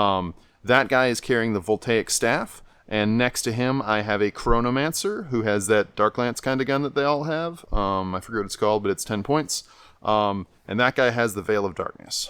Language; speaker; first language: English; native; English